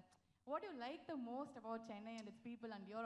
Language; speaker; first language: Tamil; native; Tamil